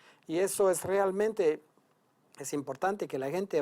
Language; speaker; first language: Spanish; non-native, fluent; French